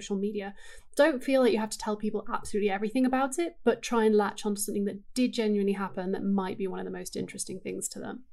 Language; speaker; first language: English; native; English